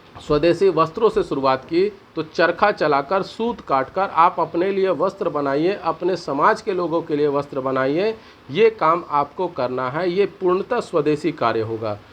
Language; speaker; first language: Hindi; native; Hindi